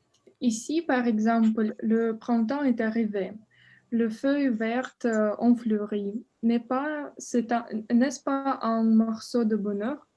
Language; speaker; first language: French; non-native, learner; Russian